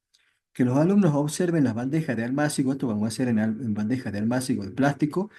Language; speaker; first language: Spanish; native; Spanish